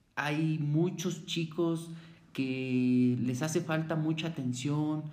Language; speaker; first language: Spanish; native; Spanish